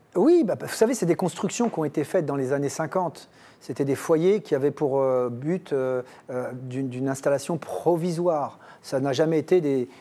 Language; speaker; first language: French; native; French